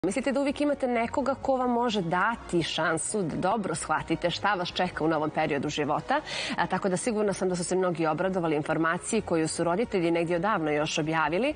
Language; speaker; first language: Serbian; native; Serbian